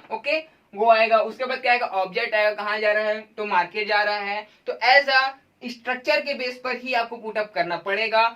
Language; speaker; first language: Hindi; native; Hindi